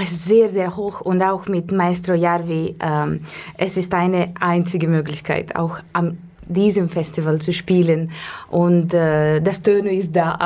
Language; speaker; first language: German; non-native, learner; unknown